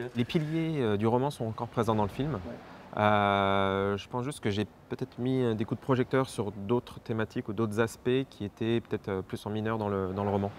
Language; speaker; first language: French; native; French